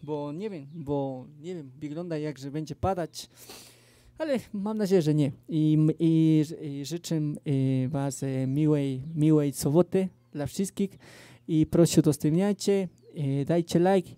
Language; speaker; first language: Polish; non-native, fluent; Spanish